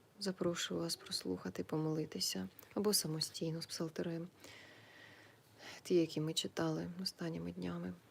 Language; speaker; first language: Ukrainian; native; Ukrainian